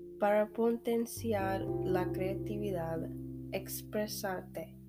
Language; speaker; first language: Spanish; non-native, learner; English